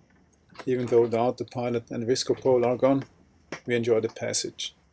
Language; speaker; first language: English; non-native, fluent; German